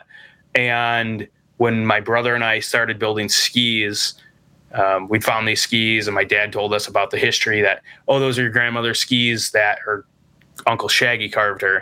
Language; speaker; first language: English; native; English